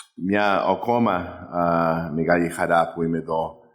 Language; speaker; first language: Greek; early bilingual, heritage; Greek